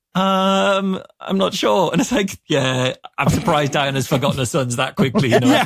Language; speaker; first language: English; native; English